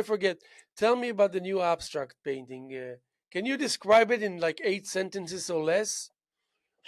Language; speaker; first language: English; non-native, fluent; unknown